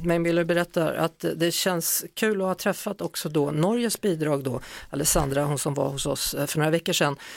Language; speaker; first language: Swedish; native; Swedish